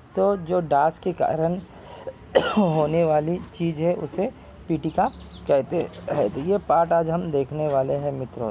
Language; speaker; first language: Hindi; non-native, local second language; Marathi